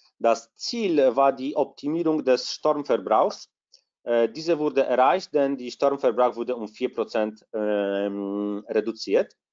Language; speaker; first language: German; non-native, fluent; Polish